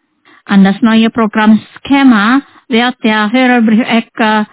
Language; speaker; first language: German; non-native, fluent; Indonesian